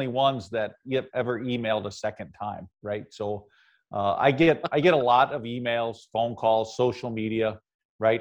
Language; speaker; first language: English; native; English